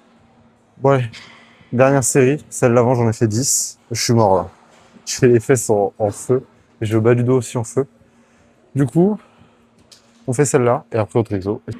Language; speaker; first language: French; native; French